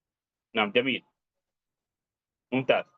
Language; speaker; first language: Arabic; non-native, fluent; Urdu